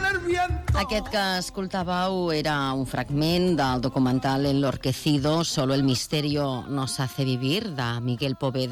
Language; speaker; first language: Catalan; native; Catalan